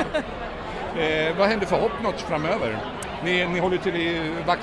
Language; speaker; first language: Swedish; native; Swedish